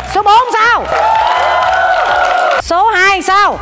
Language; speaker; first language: Vietnamese; native; Vietnamese